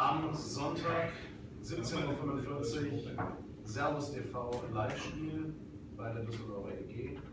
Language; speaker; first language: German; native; German